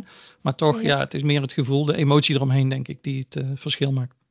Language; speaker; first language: Dutch; native; Dutch